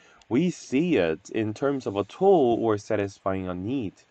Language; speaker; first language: English; non-native, fluent; Korean